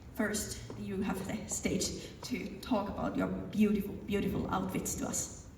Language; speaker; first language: English; non-native, fluent; Finnish